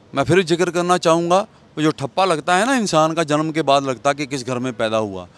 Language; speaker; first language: Hindi; native; Hindi